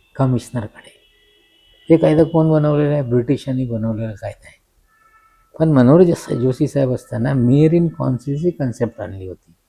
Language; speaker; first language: Marathi; non-native, local second language; Urdu